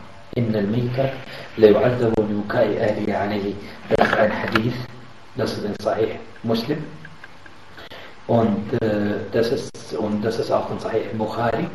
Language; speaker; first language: German; non-native, fluent; Arabic